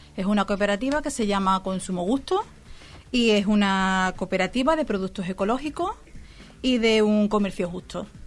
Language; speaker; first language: Spanish; native; Spanish